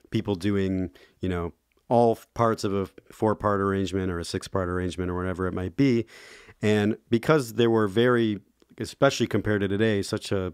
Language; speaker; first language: English; native; English